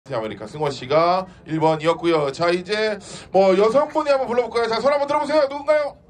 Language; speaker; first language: Korean; native; Korean